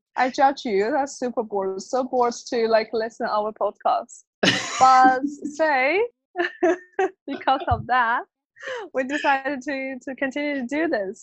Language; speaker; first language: English; non-native, fluent; Chinese